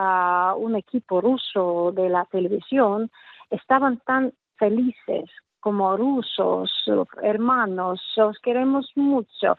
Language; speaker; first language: Spanish; non-native, fluent; Russian